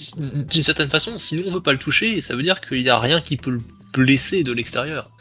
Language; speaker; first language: French; native; French